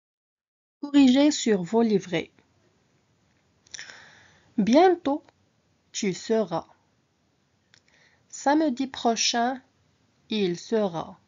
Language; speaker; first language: French; non-native, local second language; Arabic